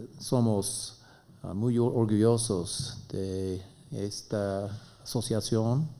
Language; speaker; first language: Spanish; non-native, learner; English